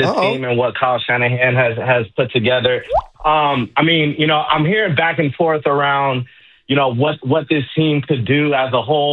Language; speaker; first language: English; native; English